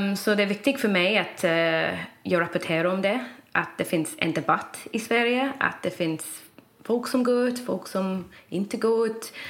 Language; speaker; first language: Swedish; non-native, fluent; English